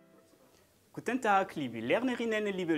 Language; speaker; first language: German; non-native, learner; French